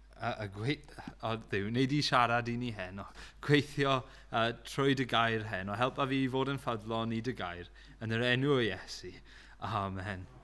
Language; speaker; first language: Welsh; non-native, local second language; English